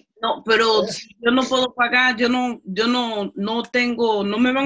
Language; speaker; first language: Spanish; early bilingual, heritage; Spanish